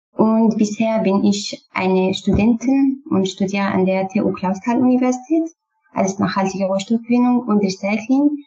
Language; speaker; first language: German; non-native, learner; Kurdish